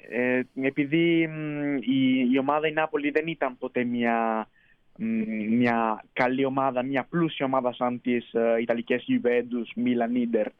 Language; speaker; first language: Greek; early bilingual, heritage; Greek